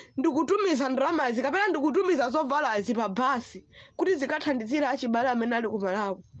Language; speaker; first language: Nyanja; non-native, local second language; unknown